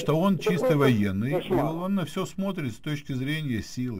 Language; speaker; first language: Russian; native; Russian